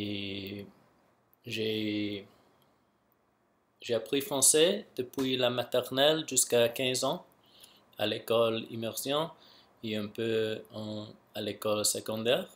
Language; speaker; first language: French; non-native, local second language; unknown